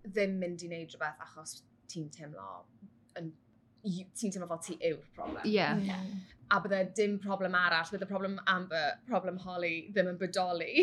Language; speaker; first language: Welsh; native; Welsh